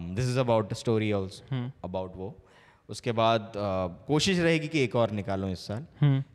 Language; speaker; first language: Hindi; non-native, local second language; Bangla